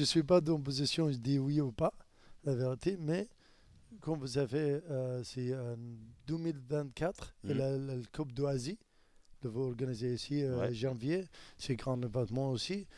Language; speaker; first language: French; non-native, learner; Arabic